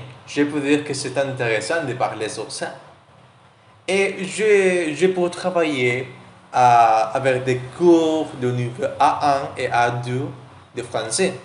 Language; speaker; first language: French; non-native, learner; Spanish